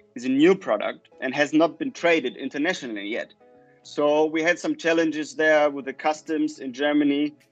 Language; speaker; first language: English; non-native, fluent; German